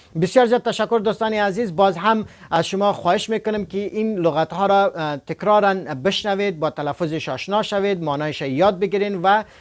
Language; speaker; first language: Persian; non-native, local second language; Pashto